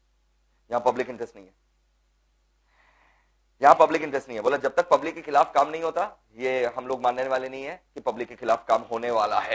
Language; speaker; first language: Hindi; non-native, local second language; Bangla